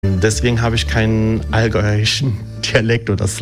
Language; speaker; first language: German; early bilingual, other home language; Italian